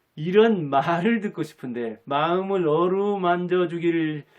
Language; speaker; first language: Korean; native; Korean